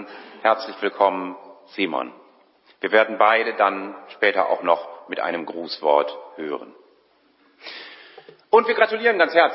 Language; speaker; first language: German; native; German